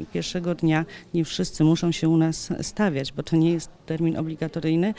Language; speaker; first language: Polish; native; Polish